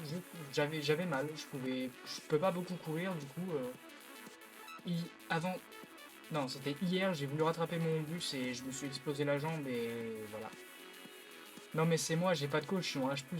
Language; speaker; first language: French; native; French